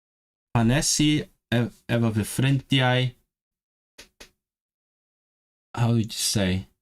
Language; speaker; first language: Welsh; non-native, learner; Cantonese